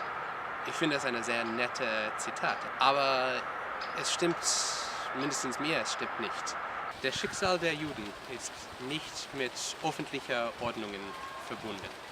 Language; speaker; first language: German; non-native, learner; English